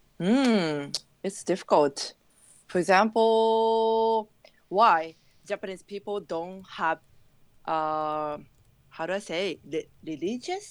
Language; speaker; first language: English; non-native, learner; Japanese